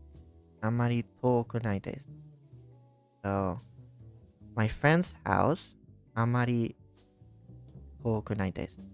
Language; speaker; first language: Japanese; non-native, learner; English